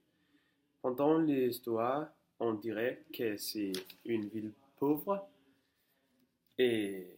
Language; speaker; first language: French; non-native, learner; Danish